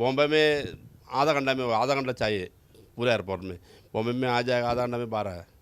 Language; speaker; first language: Hindi; non-native, local second language; Malayalam